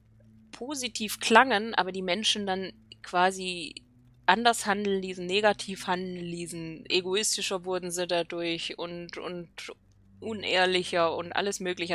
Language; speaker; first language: German; native; German